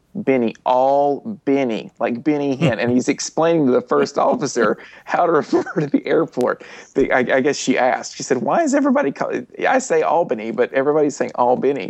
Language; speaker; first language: English; native; English